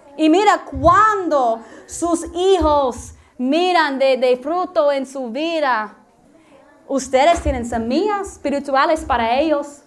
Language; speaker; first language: Spanish; non-native, learner; English